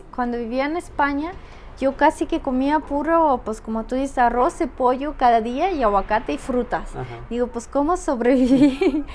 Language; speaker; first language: Spanish; non-native, fluent; Russian